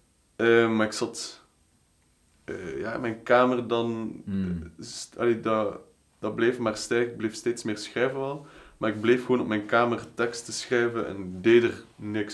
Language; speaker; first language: Dutch; native; Dutch